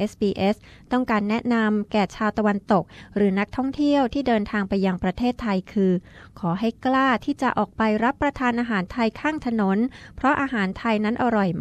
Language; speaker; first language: Thai; native; Thai